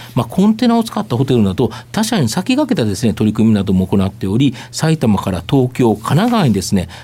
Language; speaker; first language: Japanese; native; Japanese